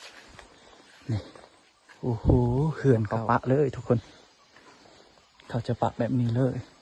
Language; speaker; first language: Thai; non-native, local second language; Lao